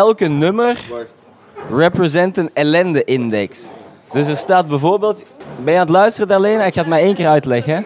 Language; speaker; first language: Dutch; native; Dutch